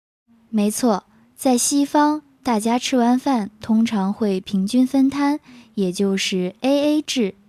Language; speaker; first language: Chinese; native; Chinese